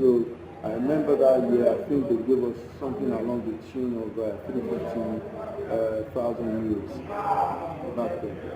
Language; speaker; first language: English; non-native, local second language; Yoruba